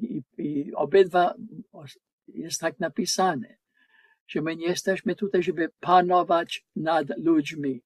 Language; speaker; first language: Polish; non-native, learner; English